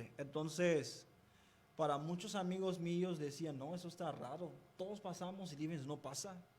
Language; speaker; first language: Spanish; non-native, fluent; Haitian Creole